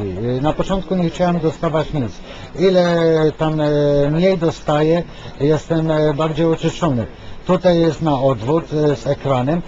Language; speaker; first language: Polish; non-native, fluent; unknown